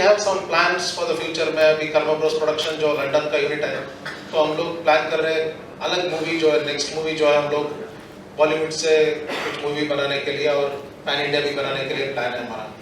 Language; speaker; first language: Hindi; non-native, local second language; Kannada